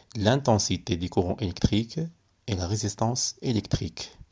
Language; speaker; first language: French; non-native, local second language; Arabic